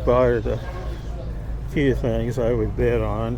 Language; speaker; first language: English; native; English